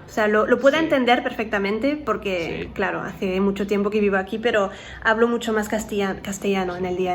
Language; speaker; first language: Spanish; non-native, fluent; French